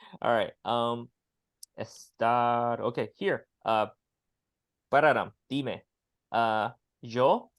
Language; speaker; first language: English; non-native, fluent; Chinese